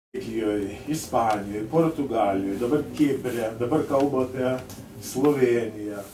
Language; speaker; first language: Lithuanian; early bilingual, heritage; Lithuanian